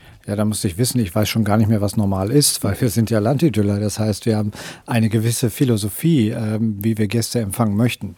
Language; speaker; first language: German; native; German